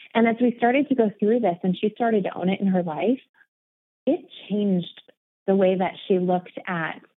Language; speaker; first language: English; native; English